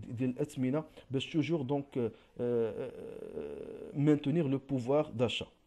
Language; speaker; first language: French; non-native, local second language; Arabic